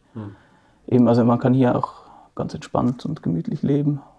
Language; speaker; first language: German; native; German